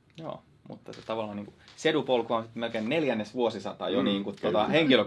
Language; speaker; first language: Finnish; native; Finnish